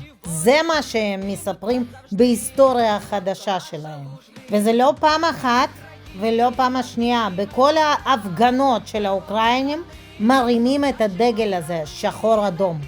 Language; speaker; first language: Hebrew; non-native, fluent; Russian